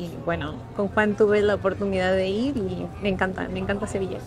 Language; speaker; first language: Spanish; native; Spanish